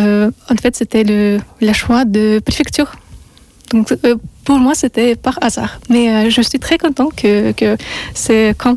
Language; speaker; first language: French; non-native, learner; Russian